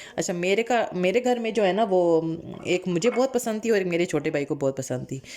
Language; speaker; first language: Urdu; non-native, local second language; Punjabi